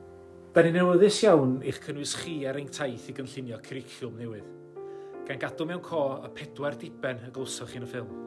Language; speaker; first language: Welsh; native; Welsh